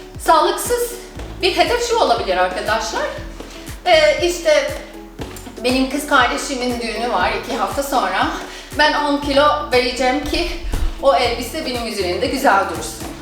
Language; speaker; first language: Turkish; non-native, fluent; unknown